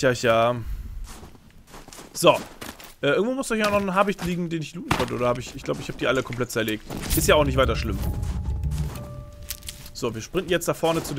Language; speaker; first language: German; native; German